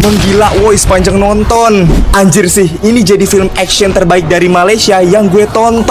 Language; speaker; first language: Indonesian; native; Indonesian